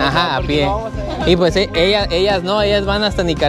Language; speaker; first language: Spanish; native; Spanish